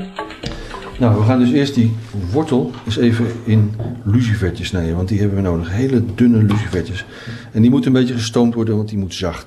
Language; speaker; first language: Dutch; native; Dutch